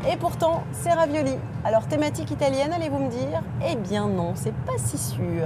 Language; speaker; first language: French; native; French